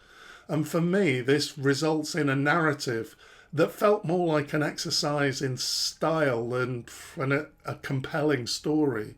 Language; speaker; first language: English; native; English